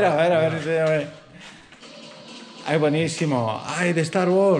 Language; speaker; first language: Spanish; non-native, fluent; Croatian